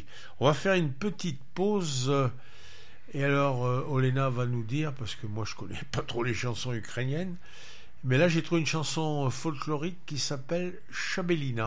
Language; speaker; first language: French; native; French